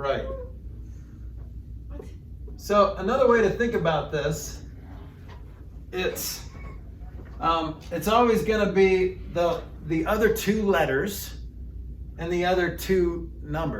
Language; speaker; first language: English; native; English